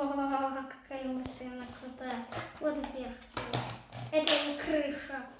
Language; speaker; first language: Russian; early bilingual, other home language; Tajik